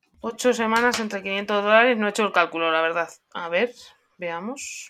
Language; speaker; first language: Spanish; native; Spanish